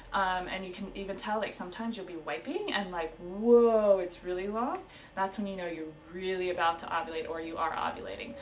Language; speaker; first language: English; native; English